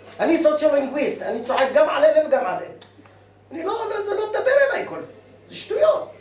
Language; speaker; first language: Hebrew; native; Hebrew